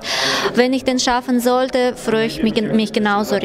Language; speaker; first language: German; non-native, fluent; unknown